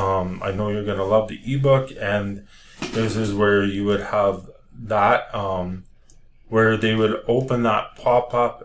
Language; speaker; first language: English; native; English